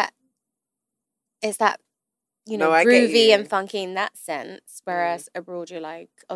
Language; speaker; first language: English; native; English